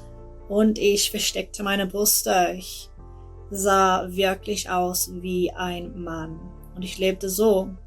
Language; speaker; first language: German; non-native, learner; English